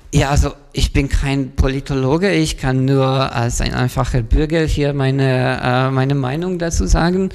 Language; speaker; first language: German; non-native, fluent; Hungarian